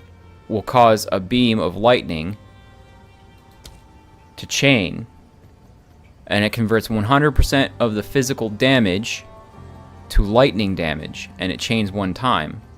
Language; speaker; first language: English; native; English